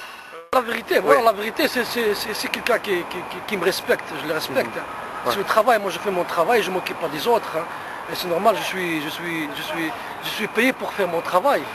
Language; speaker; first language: French; non-native, fluent; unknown